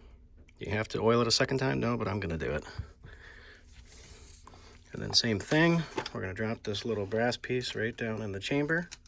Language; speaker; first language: English; native; English